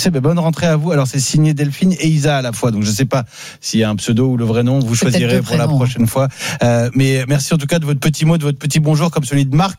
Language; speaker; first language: French; native; French